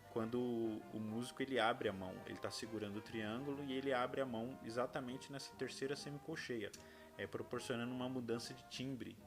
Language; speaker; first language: Portuguese; native; Portuguese